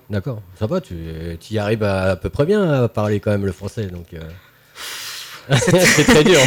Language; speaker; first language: French; native; French